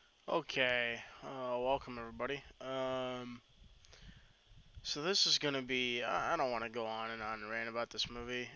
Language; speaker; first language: English; native; English